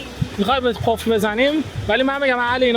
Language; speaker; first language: Persian; native; Persian